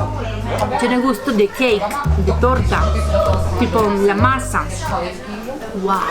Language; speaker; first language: Spanish; non-native, fluent; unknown